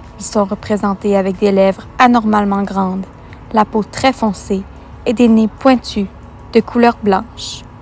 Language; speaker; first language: French; native; French